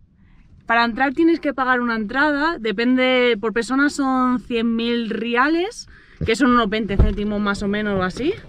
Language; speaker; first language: Spanish; native; Spanish